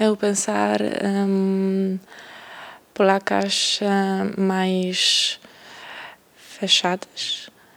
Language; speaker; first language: Portuguese; non-native, learner; Polish